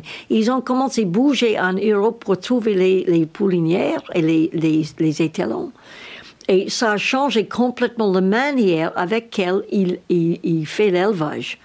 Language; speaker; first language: French; non-native, learner; English